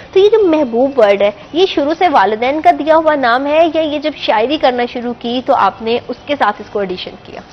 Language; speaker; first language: Urdu; non-native, local second language; Punjabi